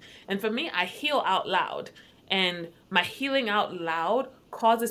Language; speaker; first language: English; non-native, local second language; Akan